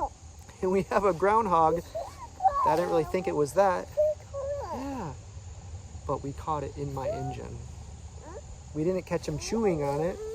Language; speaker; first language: English; native; English